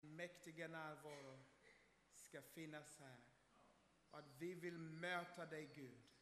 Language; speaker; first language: Swedish; non-native, fluent; Swahili